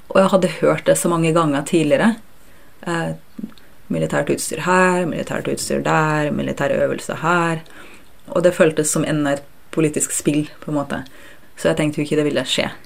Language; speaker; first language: Norwegian; early bilingual, other home language; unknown